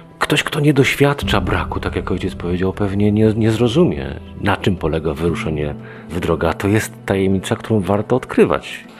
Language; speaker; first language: Polish; native; Polish